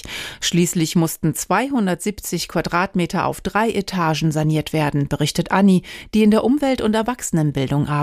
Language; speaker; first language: German; native; German